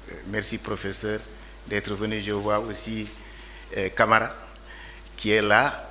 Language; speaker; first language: French; non-native, local second language; Fula